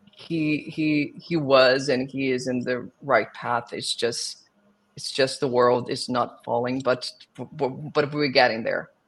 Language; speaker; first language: English; non-native, fluent; Portuguese